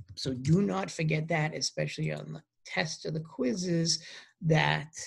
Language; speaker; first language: English; native; English